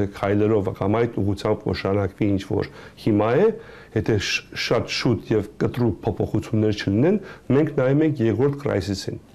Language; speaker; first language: Armenian; early bilingual, heritage; Armenian